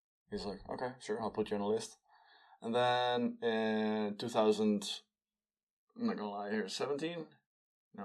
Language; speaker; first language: English; non-native, fluent; Dutch